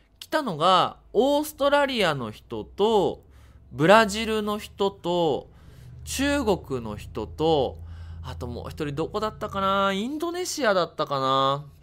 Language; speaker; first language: Japanese; native; Japanese